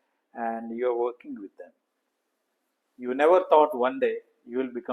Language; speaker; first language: English; non-native, local second language; Kannada